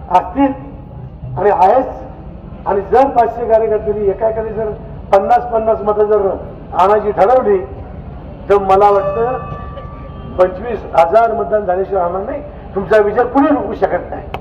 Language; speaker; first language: Marathi; native; Marathi